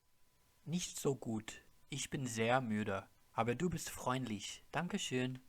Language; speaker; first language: German; non-native, fluent; English